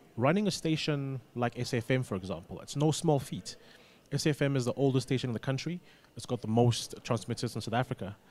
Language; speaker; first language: English; non-native, local second language; Xhosa